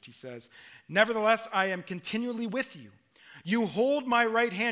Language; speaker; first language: English; native; English